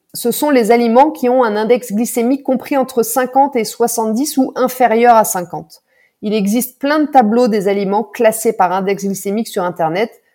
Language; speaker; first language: French; native; French